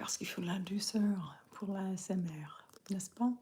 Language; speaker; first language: French; non-native, fluent; English